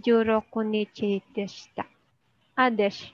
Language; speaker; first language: Japanese; non-native, learner; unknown